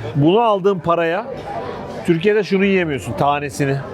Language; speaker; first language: Turkish; native; Turkish